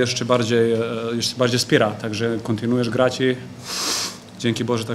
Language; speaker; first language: Polish; non-native, fluent; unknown